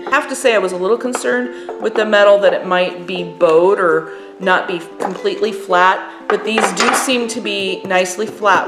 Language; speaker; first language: English; native; English